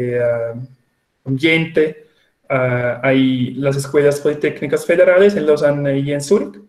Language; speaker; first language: Spanish; non-native, fluent; Swiss German